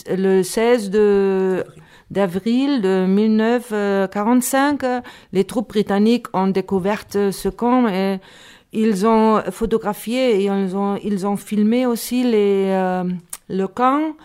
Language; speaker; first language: French; non-native, learner; Spanish